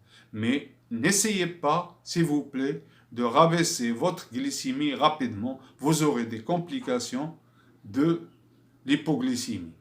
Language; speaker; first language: French; non-native, fluent; Arabic